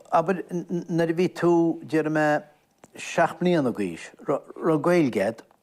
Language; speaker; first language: Irish; native; Irish